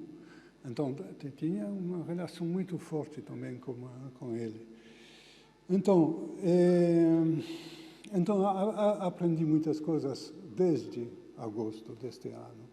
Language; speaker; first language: Portuguese; non-native, fluent; French